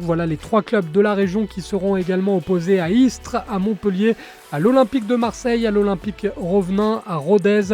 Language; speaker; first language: French; native; French